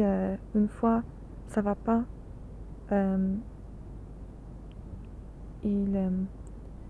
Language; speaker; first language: French; non-native, learner; English